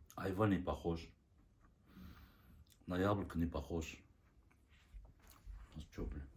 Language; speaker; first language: Russian; non-native, local second language; Kazakh